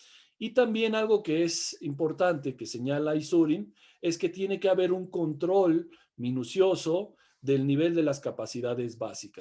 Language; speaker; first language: Spanish; native; Spanish